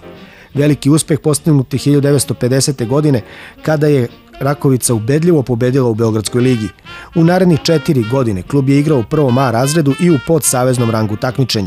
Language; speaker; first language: Serbian; native; Serbian